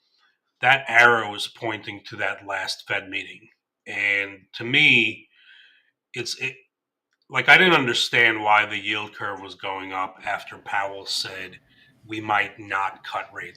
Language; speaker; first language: English; native; English